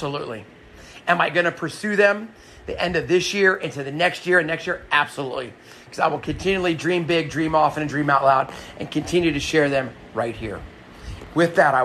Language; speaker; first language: English; native; English